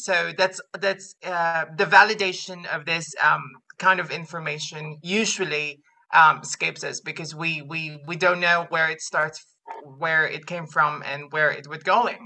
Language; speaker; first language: English; non-native, local second language; Filipino